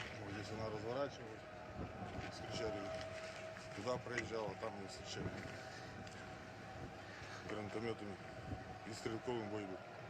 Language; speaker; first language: Russian; native; Russian